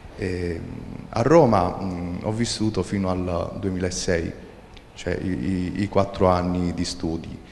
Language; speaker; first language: Italian; native; Italian